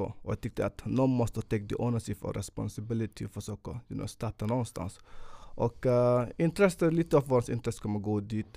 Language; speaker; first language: Swedish; non-native, fluent; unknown